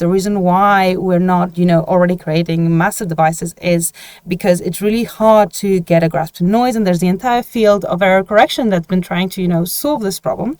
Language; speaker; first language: English; non-native, fluent; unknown